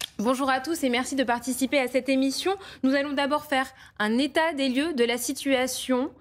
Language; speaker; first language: French; native; French